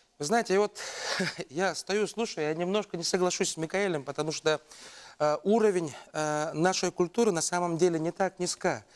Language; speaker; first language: Russian; non-native, local second language; Yakut